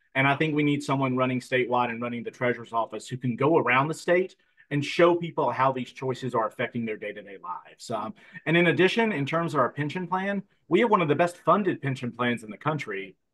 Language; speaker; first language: English; native; English